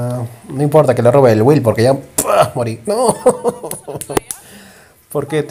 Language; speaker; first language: Spanish; native; Spanish